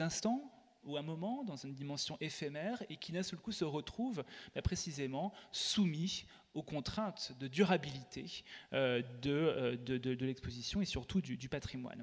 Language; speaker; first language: French; native; French